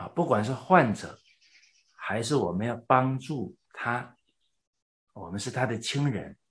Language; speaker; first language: Chinese; native; Chinese